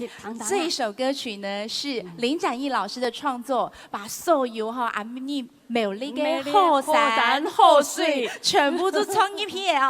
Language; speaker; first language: Chinese; native; Chinese